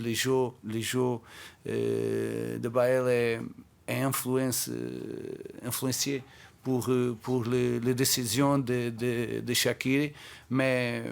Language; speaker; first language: French; non-native, fluent; Portuguese